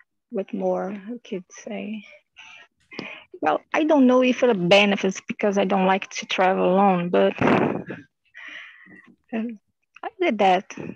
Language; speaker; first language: English; non-native, learner; Portuguese